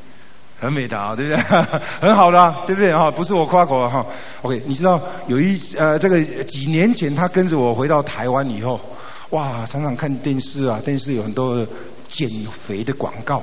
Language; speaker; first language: Chinese; native; Chinese